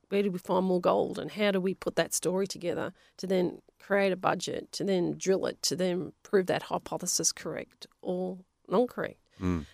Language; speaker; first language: English; non-native, local second language; Polish